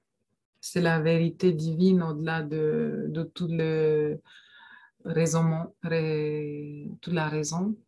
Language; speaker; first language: French; non-native, fluent; Romanian